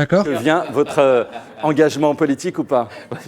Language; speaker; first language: French; native; French